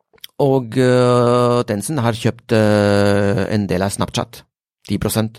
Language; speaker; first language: Swedish; non-native, fluent; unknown